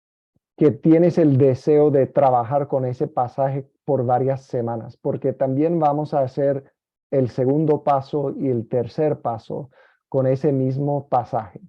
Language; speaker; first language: Spanish; non-native, fluent; English